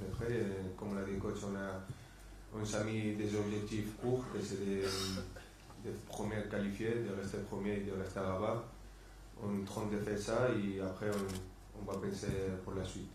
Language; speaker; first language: French; non-native, fluent; Spanish